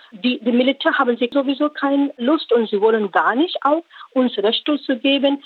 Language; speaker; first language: German; non-native, learner; Rohingya